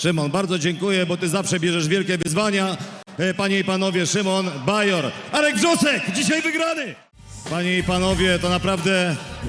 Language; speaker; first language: Polish; native; Polish